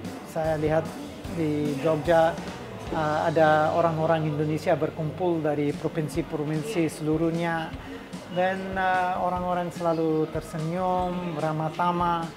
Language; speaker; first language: Indonesian; non-native, fluent; English